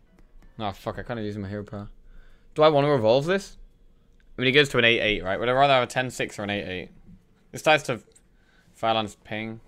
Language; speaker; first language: English; native; English